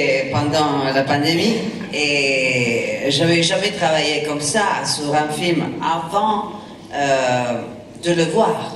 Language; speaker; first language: French; non-native, fluent; Italian